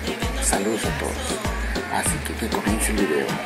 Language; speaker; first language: Spanish; native; Spanish